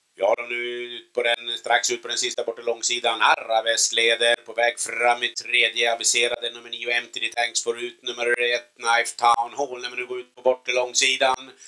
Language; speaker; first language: Swedish; native; Swedish